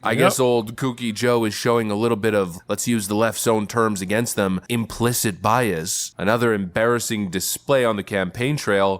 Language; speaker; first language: English; native; English